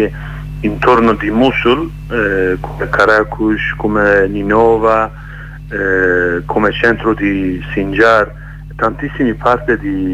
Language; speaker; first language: Italian; non-native, learner; Kurdish